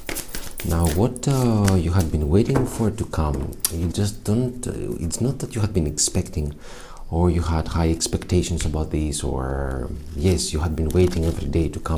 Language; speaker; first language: English; non-native, fluent; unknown